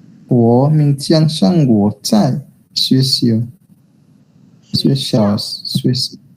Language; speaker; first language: Chinese; non-native, learner; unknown